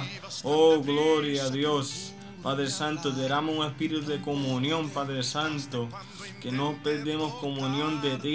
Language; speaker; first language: Spanish; native; Spanish